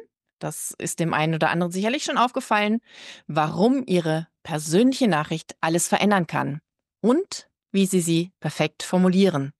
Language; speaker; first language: German; native; German